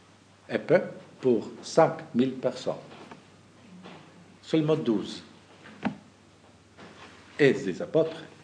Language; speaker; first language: French; non-native, fluent; German